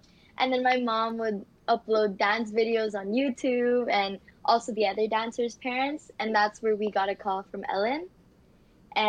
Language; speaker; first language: English; native; English